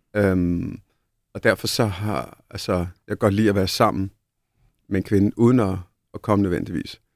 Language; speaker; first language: Danish; early bilingual, other home language; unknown